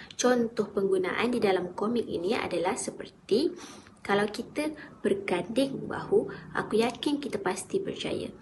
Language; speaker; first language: Malay; native; Malay